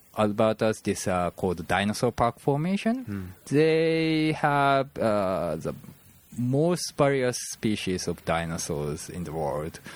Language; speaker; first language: English; non-native, fluent; Japanese